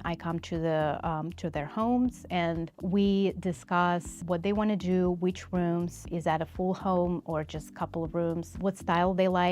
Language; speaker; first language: English; non-native, fluent; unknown